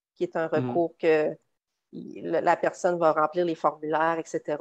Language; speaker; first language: French; native; French